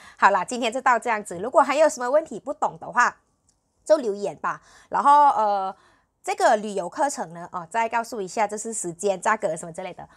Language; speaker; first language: Chinese; non-native, fluent; Thai